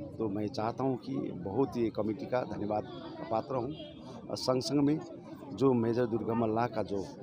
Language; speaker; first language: Hindi; non-native, local second language; Nepali